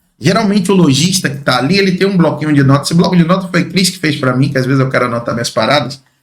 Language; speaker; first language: Portuguese; native; Portuguese